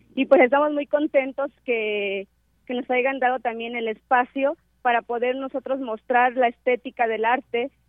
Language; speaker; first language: Spanish; native; Spanish